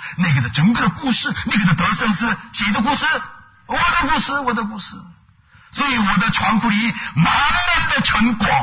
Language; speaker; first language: Chinese; non-native, fluent; Korean